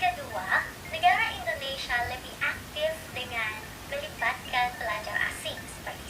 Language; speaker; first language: Indonesian; non-native, fluent; Filipino